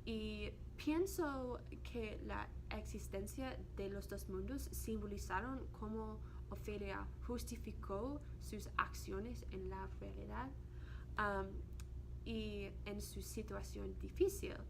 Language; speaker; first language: Spanish; non-native, learner; English